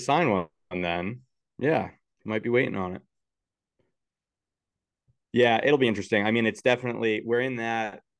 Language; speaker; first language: English; native; English